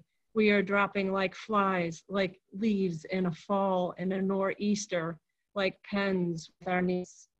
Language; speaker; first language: English; native; English